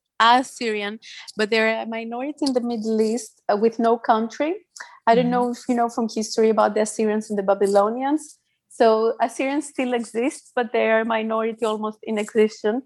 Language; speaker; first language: English; non-native, fluent; Greek